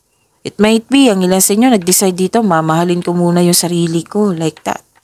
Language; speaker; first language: Filipino; native; Filipino